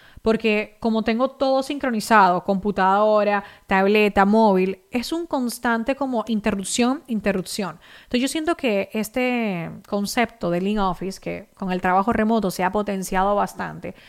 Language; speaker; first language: Spanish; native; Spanish